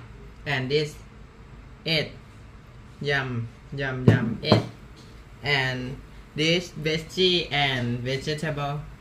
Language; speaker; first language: English; non-native, learner; Thai